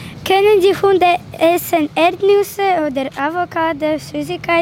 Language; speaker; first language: German; non-native, learner; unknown